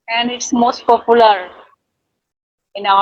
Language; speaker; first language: English; non-native, learner; Bangla